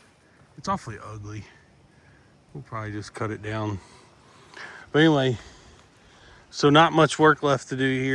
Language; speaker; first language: English; native; English